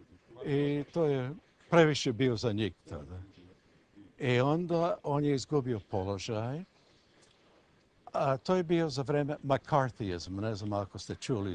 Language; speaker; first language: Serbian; early bilingual, heritage; English